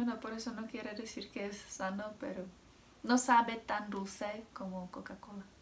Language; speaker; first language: Spanish; non-native, fluent; Czech